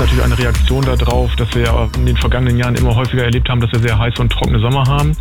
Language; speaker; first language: German; native; German